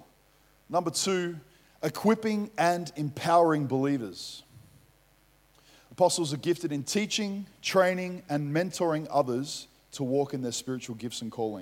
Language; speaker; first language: English; native; English